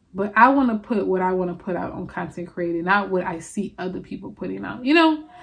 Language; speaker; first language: English; native; English